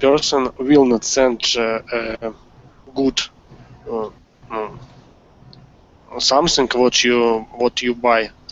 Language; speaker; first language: English; non-native, learner; Russian